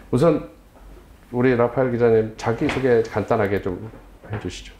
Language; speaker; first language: Korean; native; Korean